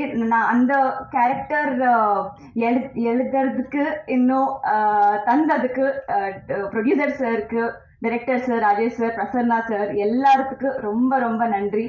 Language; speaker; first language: Tamil; non-native, learner; Telugu